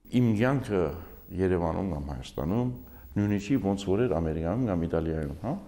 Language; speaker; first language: Armenian; early bilingual, heritage; Armenian